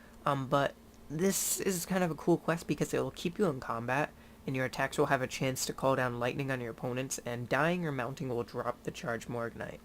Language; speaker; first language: English; native; English